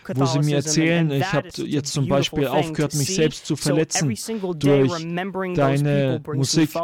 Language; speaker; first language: German; non-native, fluent; English